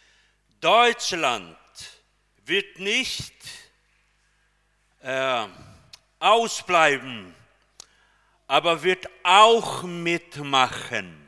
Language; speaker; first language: German; non-native, fluent; Portuguese